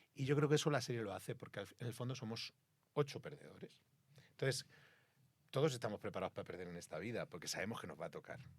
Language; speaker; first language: Spanish; native; Spanish